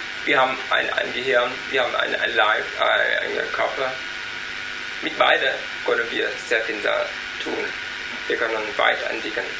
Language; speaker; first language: German; non-native, learner; Vietnamese